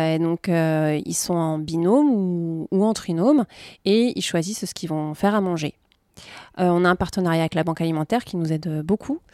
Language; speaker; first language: French; native; French